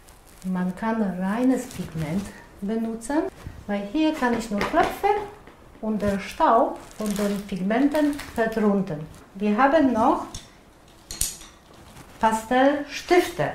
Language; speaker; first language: German; non-native, fluent; Polish